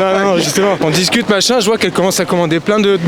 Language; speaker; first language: French; native; French